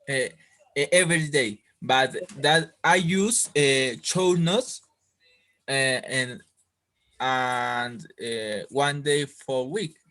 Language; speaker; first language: English; non-native, learner; Spanish